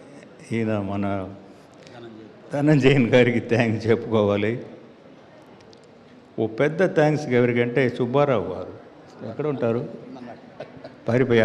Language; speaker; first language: Telugu; non-native, learner; Tamil